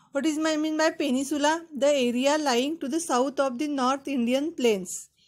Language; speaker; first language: English; non-native, local second language; Marathi